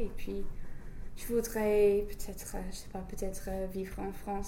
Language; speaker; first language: French; non-native, fluent; English